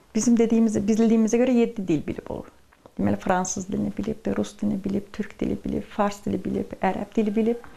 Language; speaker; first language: Azerbaijani; native; Azerbaijani